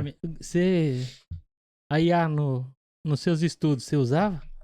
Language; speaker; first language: Portuguese; native; Portuguese